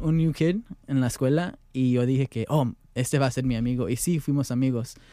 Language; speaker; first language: Spanish; early bilingual, heritage; Spanish